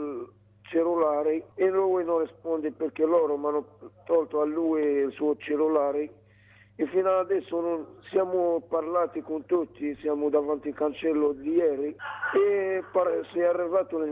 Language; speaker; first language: Italian; non-native, learner; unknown